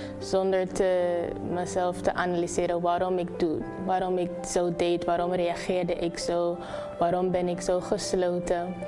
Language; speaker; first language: Dutch; non-native, local second language; Papiamento